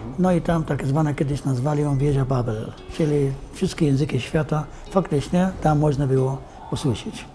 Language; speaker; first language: Polish; non-native, fluent; Arabic